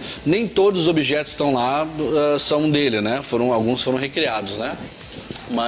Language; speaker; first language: Portuguese; native; Portuguese